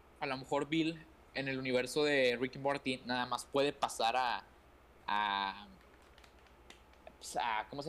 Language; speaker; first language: Spanish; native; Spanish